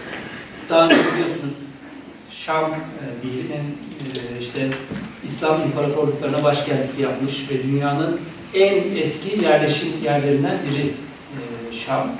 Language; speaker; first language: Turkish; native; Turkish